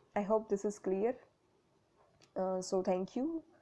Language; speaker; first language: English; non-native, local second language; Gujarati